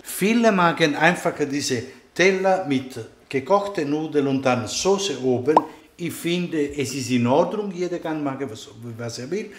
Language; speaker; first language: German; non-native, fluent; Italian